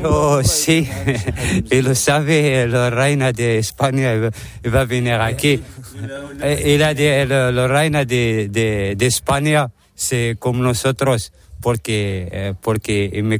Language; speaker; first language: Spanish; non-native, learner; Arabic